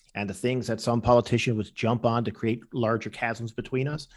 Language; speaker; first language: English; native; English